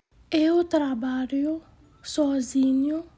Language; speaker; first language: Portuguese; non-native, learner; Haitian Creole